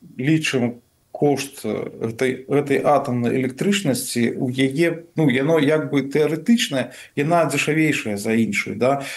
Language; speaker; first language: Belarusian; non-native, local second language; Russian